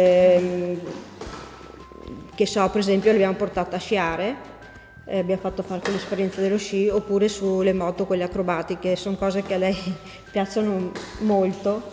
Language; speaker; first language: Italian; native; Italian